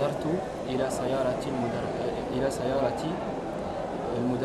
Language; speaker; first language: Arabic; non-native, learner; French